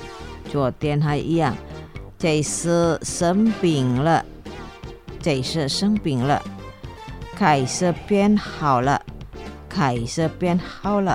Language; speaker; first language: Chinese; non-native, learner; Indonesian